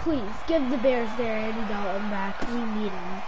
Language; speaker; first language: English; native; English